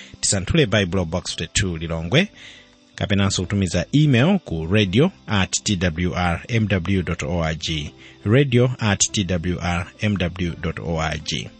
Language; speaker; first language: Nyanja; native; Nyanja